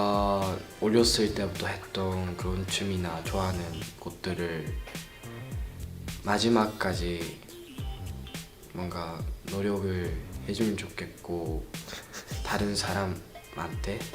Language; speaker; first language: Korean; non-native, learner; Japanese